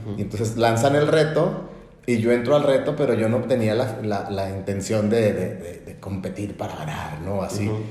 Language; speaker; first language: Spanish; native; Spanish